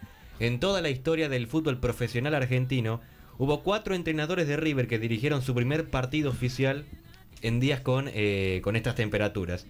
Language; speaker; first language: Spanish; native; Spanish